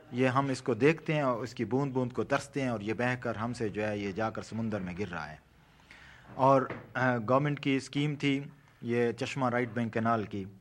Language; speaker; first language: Urdu; non-native, local second language; Saraiki